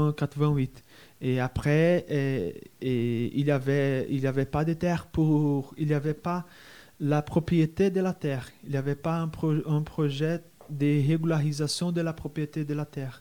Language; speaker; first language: French; non-native, fluent; Portuguese